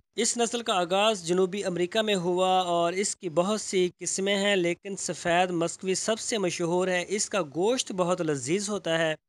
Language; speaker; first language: Urdu; non-native, local second language; Punjabi